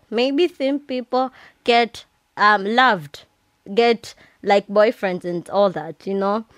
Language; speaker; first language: English; non-native, local second language; Swahili